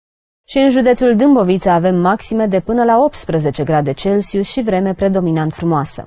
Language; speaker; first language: Romanian; native; Romanian